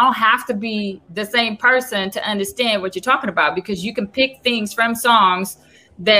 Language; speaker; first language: English; non-native, fluent; Dutch